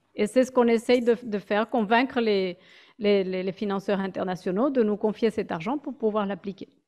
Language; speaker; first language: French; non-native, fluent; Spanish